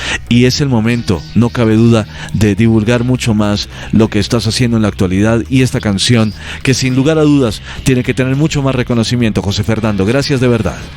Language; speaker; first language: Spanish; native; Spanish